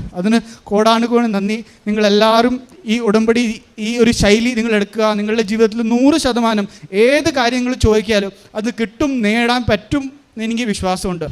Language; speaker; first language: Malayalam; native; Malayalam